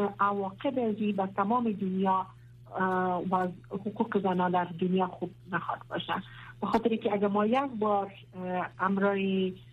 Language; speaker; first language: Persian; non-native, local second language; Pashto